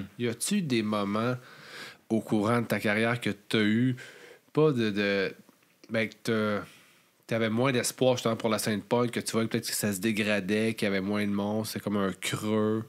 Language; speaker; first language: French; native; French